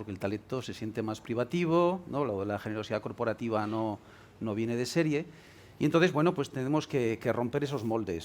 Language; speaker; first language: Spanish; native; Spanish